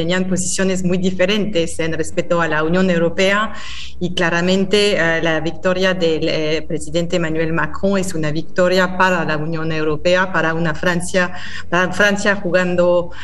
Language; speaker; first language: Spanish; non-native, fluent; French